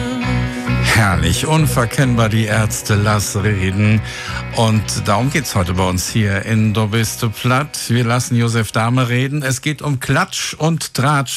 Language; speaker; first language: German; native; German